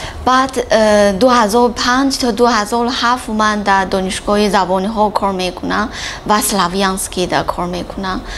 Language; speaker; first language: Persian; non-native, learner; Chinese